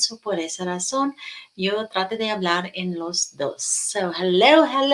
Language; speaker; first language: Spanish; non-native, fluent; English